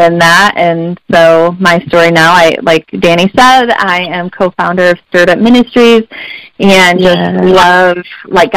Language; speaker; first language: English; native; English